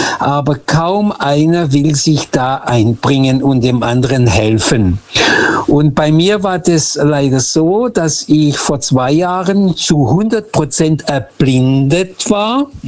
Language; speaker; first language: German; early bilingual, other home language; Portuguese